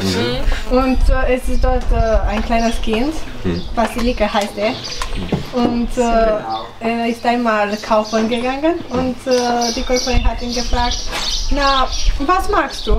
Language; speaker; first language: German; non-native, fluent; Romanian